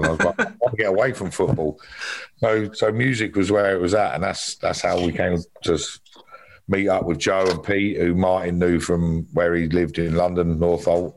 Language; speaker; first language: English; native; English